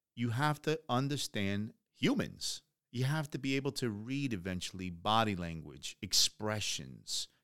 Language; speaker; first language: English; early bilingual, other home language; Spanish